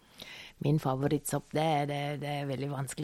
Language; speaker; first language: Norwegian; non-native, fluent; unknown